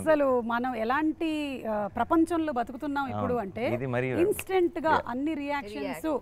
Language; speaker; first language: Telugu; native; Telugu